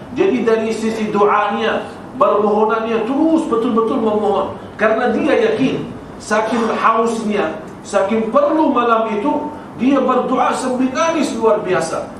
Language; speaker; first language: Malay; non-native, fluent; Arabic